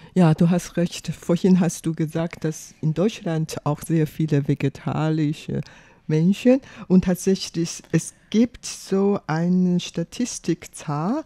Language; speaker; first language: German; non-native, fluent; Chinese